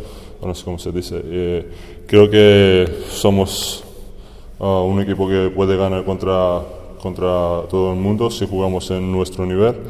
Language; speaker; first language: Spanish; non-native, fluent; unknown